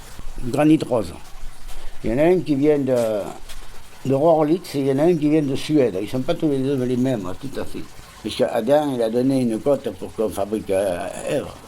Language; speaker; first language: French; non-native, fluent; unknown